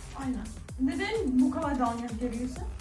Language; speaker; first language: Turkish; non-native, learner; English